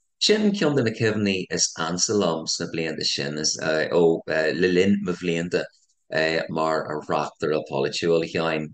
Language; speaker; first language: Irish; non-native, local second language; English